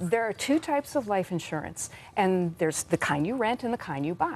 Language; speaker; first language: English; native; English